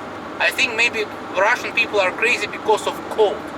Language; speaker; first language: English; non-native, fluent; Russian